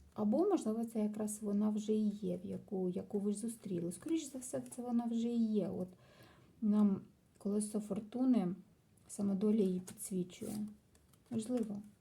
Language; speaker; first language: Ukrainian; non-native, local second language; Russian